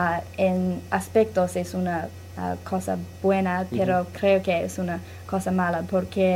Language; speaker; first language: Spanish; non-native, learner; English